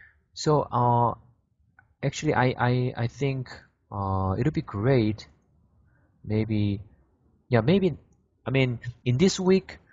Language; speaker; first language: English; non-native, learner; Korean